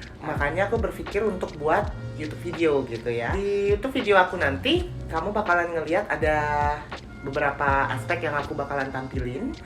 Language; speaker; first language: Indonesian; non-native, local second language; Balinese